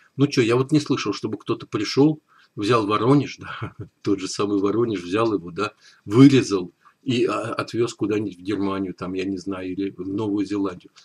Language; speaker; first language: Russian; native; Russian